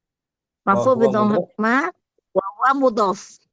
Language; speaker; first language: Arabic; non-native, learner; Indonesian